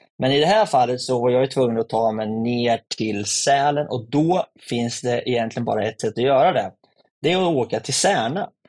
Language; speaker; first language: Swedish; native; Swedish